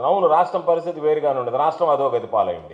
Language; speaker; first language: Telugu; native; Telugu